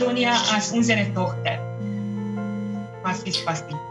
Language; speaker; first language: German; non-native, learner; Hungarian